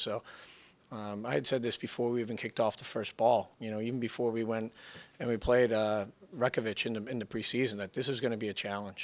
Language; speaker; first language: English; native; English